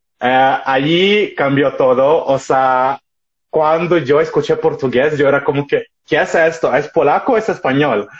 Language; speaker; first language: Spanish; non-native, fluent; Russian